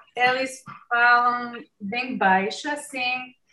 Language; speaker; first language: Portuguese; non-native, learner; English